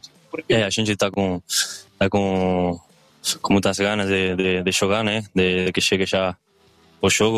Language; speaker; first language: Portuguese; non-native, learner; Spanish